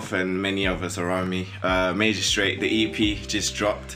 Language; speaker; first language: English; non-native, local second language; Shona